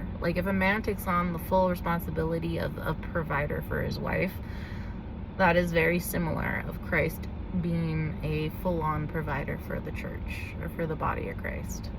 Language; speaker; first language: English; native; English